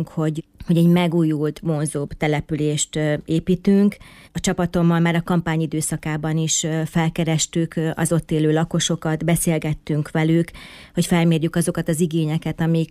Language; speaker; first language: Hungarian; native; Hungarian